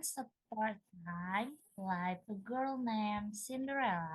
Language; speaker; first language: English; non-native, learner; Indonesian